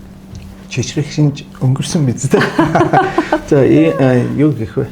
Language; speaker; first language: Mongolian; non-native, fluent; Turkish